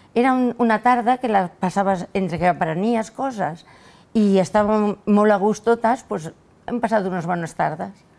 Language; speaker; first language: Catalan; non-native, local second language; Spanish